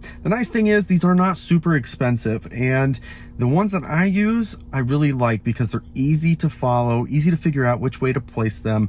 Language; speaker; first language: English; native; English